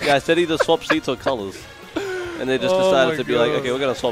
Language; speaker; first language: English; native; English